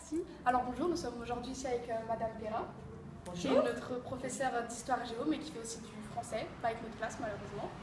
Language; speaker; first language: French; native; French